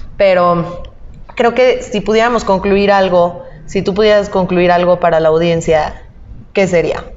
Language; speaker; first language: Spanish; native; Spanish